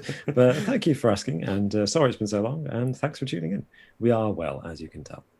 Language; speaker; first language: English; native; English